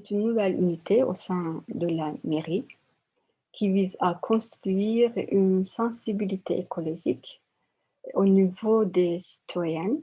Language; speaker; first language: French; non-native, learner; Turkish